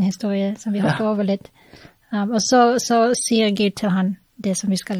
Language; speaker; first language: Norwegian; non-native, fluent; English